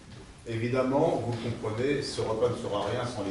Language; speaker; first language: French; native; French